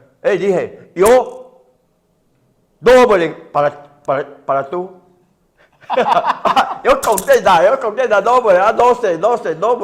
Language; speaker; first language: Spanish; non-native, learner; Chinese